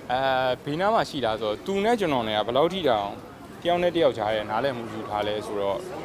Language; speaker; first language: Burmese; native; Burmese